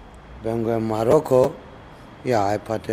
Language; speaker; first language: Spanish; non-native, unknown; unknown